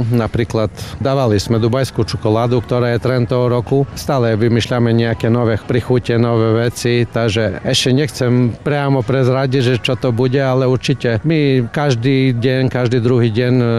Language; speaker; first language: Slovak; non-native, fluent; Croatian